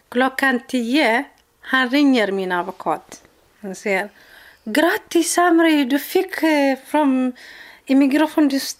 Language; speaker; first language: Swedish; non-native, learner; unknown